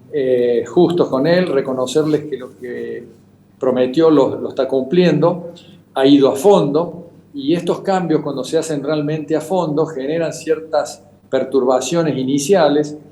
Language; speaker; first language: Spanish; native; Spanish